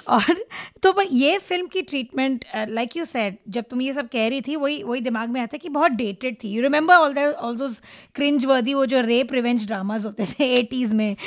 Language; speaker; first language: Hindi; non-native, local second language; Marathi